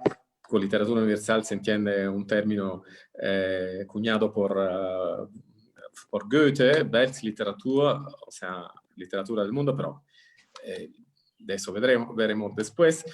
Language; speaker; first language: Spanish; non-native, fluent; Italian